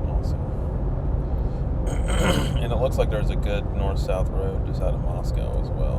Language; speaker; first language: English; native; English